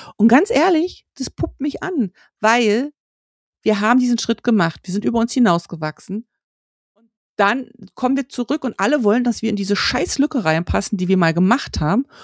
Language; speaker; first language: German; native; German